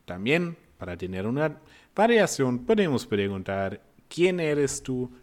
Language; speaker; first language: Spanish; non-native, fluent; German